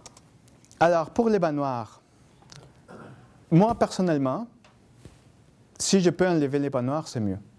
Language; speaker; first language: French; non-native, fluent; Spanish